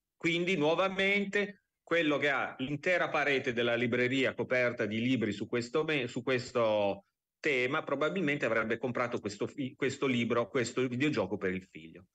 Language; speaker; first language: Italian; native; Italian